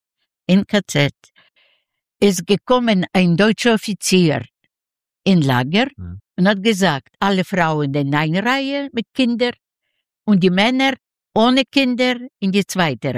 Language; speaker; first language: German; non-native, learner; Yiddish